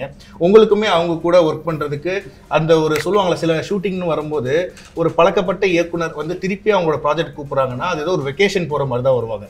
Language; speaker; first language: Tamil; native; Tamil